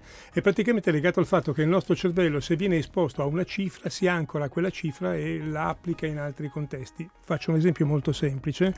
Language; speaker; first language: Italian; native; Italian